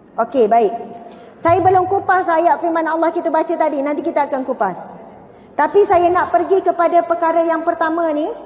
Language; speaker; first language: Malay; native; Malay